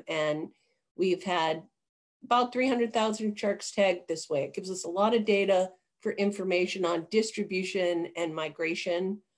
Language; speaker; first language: English; native; English